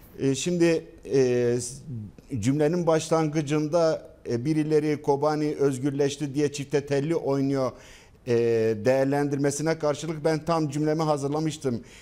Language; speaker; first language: Turkish; non-native, local second language; Kurdish